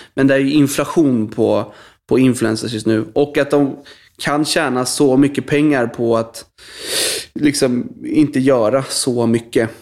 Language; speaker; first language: Swedish; native; Swedish